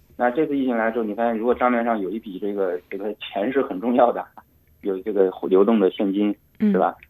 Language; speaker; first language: Chinese; native; Chinese